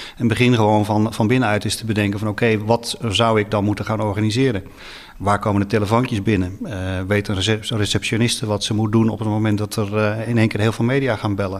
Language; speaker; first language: Dutch; native; Dutch